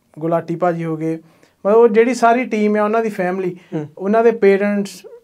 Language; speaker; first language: Punjabi; native; Punjabi